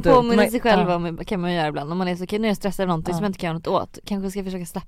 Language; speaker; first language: Swedish; native; Swedish